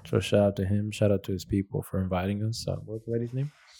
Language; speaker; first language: English; native; English